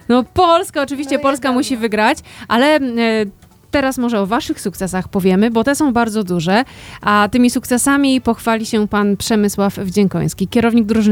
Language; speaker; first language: Polish; native; Polish